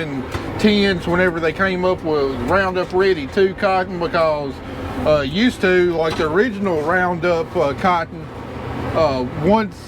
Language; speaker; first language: English; native; English